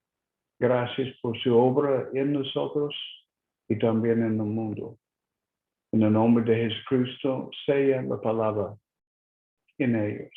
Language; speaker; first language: Spanish; non-native, learner; English